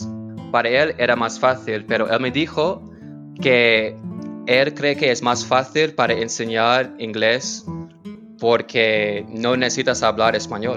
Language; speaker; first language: Spanish; non-native, learner; English